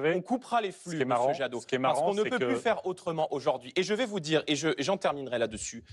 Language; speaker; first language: French; native; French